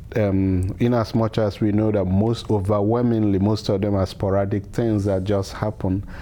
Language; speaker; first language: English; non-native, local second language; Igbo